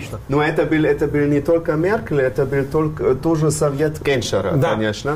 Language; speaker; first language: Russian; non-native, fluent; German